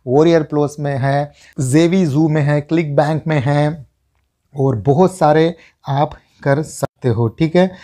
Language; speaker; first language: Hindi; non-native, local second language; Marathi